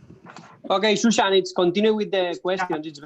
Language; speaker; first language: English; non-native, learner; Spanish